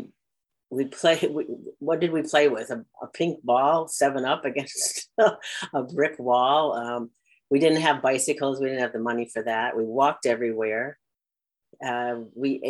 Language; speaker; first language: English; native; English